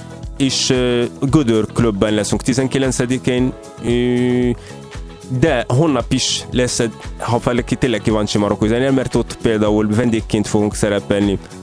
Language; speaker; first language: Hungarian; non-native, fluent; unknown